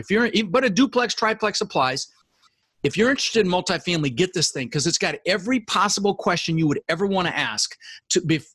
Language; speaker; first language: English; early bilingual, other home language; Dutch